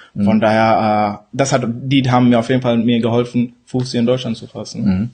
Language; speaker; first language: German; early bilingual, other home language; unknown